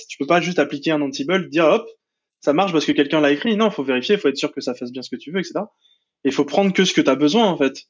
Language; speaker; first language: French; native; French